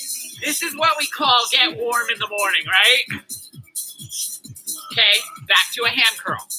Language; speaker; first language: English; native; English